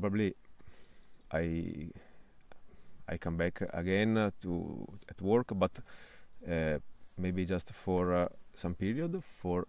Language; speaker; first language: English; non-native, fluent; Italian